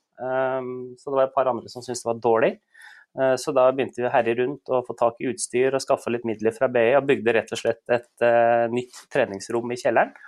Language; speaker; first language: Norwegian; native; Norwegian